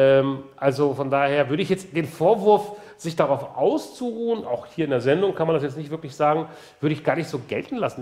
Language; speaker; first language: German; native; German